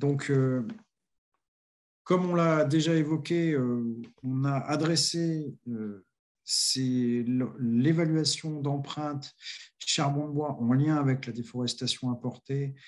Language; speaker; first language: French; native; French